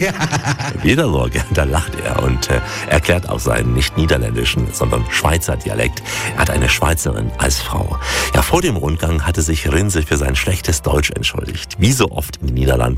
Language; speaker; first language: German; native; German